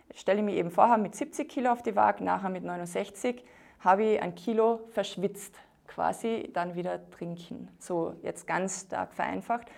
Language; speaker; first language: German; native; German